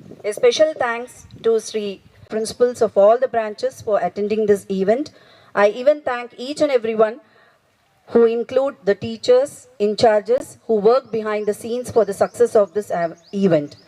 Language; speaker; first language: English; non-native, local second language; Telugu